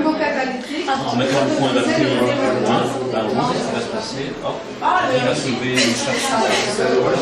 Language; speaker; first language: French; native; French